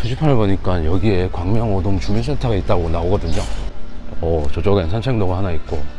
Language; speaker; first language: Korean; native; Korean